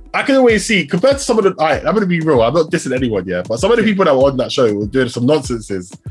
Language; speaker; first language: English; native; English